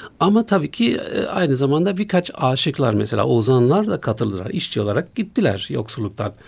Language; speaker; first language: Turkish; non-native, fluent; German